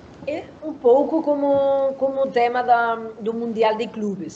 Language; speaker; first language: Portuguese; non-native, learner; Spanish